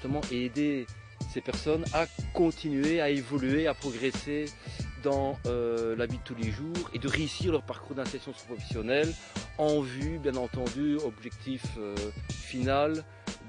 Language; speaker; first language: French; native; French